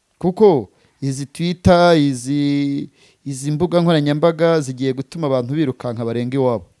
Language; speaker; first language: Kinyarwanda; native; Kinyarwanda